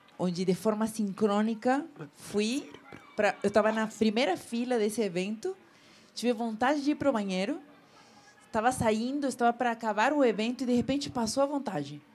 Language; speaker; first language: Portuguese; non-native, fluent; Spanish